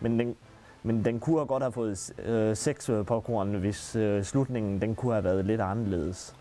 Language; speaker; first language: Danish; native; Danish